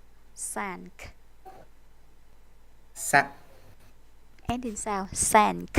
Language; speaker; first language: English; non-native, fluent; Vietnamese